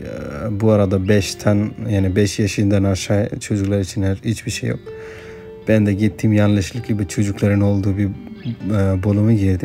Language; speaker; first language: Turkish; non-native, fluent; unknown